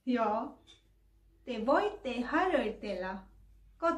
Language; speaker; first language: Finnish; non-native, learner; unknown